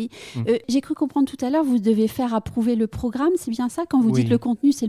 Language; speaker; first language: French; native; French